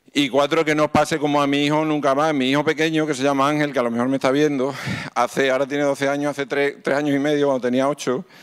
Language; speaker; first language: Spanish; native; Spanish